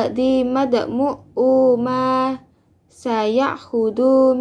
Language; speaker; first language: Arabic; non-native, learner; Indonesian